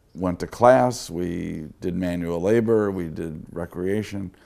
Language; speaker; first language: English; native; English